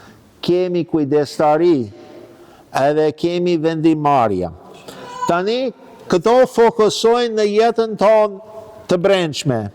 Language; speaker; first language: Albanian; non-native, fluent; English